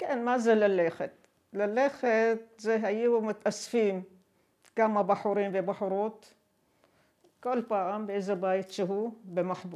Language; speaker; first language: Hebrew; non-native, fluent; Arabic